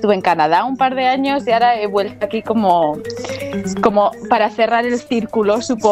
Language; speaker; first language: Spanish; native; Spanish